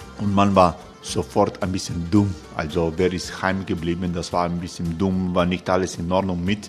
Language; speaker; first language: German; non-native, learner; Croatian